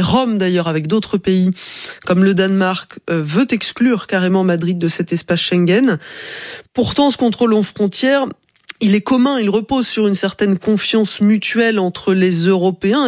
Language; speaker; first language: French; native; French